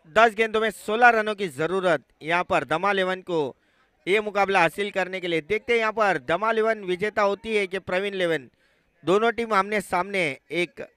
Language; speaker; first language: Hindi; non-native, local second language; Marathi